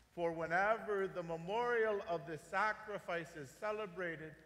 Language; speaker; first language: English; native; English